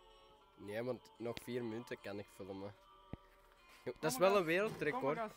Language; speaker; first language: Dutch; native; Dutch